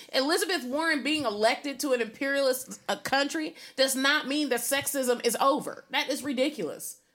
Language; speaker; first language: English; native; English